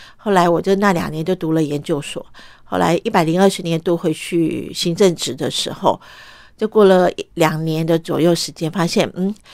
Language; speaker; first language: Chinese; early bilingual, other home language; Cantonese